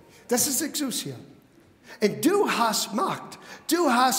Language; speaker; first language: German; non-native, fluent; English